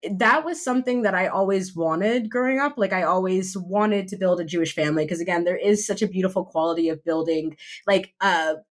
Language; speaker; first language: English; native; English